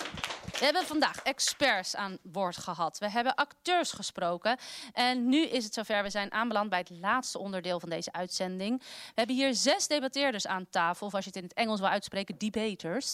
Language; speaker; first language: Dutch; native; Dutch